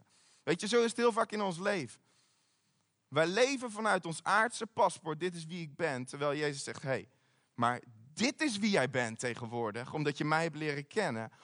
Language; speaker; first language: Dutch; native; Dutch